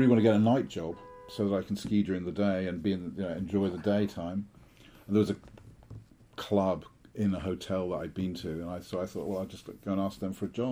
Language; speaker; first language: English; native; English